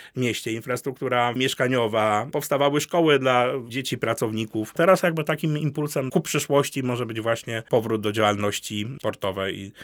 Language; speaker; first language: Polish; native; Polish